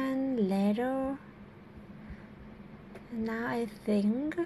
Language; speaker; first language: English; non-native, learner; Thai